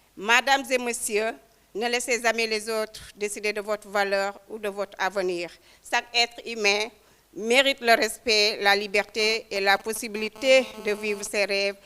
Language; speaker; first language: French; non-native, local second language; Wolof